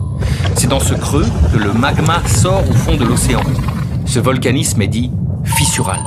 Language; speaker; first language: French; native; French